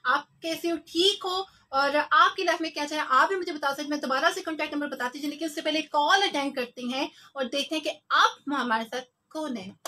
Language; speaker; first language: Urdu; non-native, local second language; Punjabi